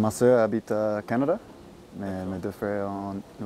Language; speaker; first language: French; non-native, learner; English